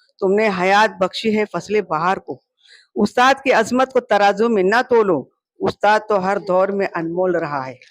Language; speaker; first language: Hindi; non-native, local second language; Urdu